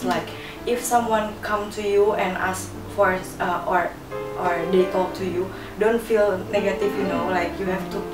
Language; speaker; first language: English; non-native, learner; Indonesian